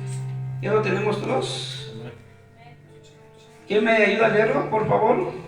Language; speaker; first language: Spanish; native; Spanish